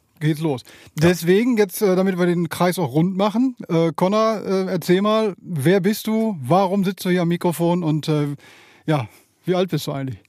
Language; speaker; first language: German; native; German